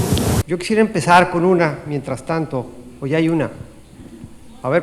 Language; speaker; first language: Spanish; native; Spanish